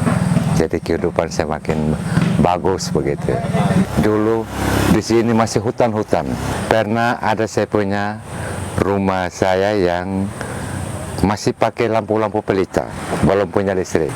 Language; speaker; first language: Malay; non-native, local second language; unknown